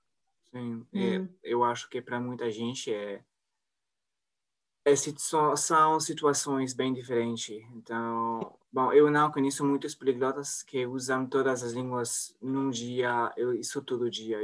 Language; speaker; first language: Portuguese; non-native, fluent; French